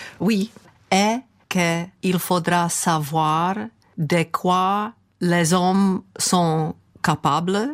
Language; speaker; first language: French; non-native, fluent; Czech